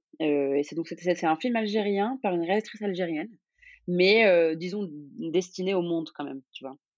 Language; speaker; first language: French; non-native, local second language; Arabic